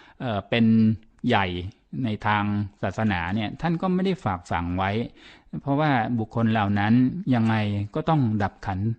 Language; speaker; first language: Thai; native; Thai